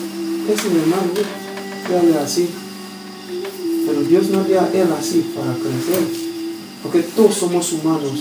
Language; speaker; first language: Spanish; non-native, learner; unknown